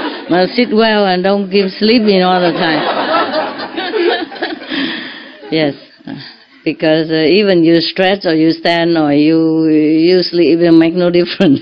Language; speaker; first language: English; non-native, fluent; Vietnamese